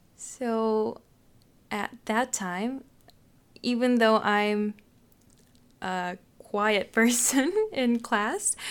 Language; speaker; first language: English; non-native, fluent; Japanese